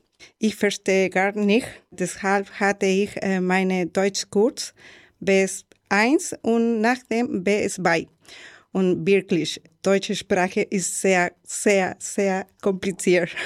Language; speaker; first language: German; non-native, learner; Spanish